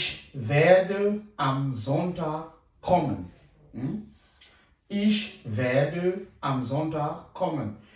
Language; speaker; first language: German; non-native, fluent; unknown